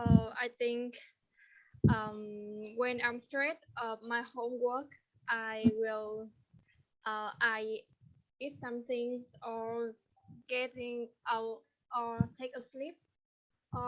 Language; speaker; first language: English; non-native, learner; Vietnamese